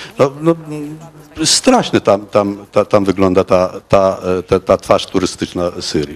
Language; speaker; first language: Polish; non-native, fluent; Arabic